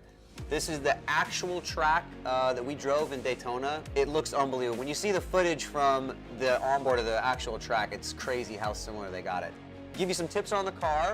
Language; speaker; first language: English; native; English